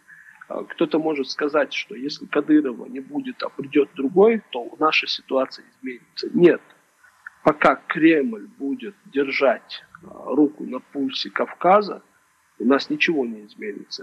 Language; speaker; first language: Russian; non-native, local second language; Chechen